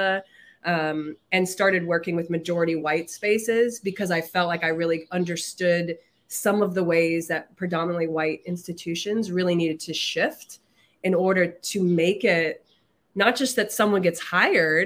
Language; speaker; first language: English; native; English